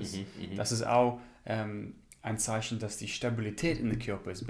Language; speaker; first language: German; non-native, learner; English